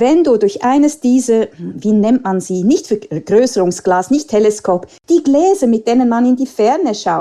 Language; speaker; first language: German; native; German